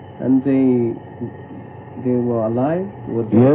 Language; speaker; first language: English; non-native, learner; Japanese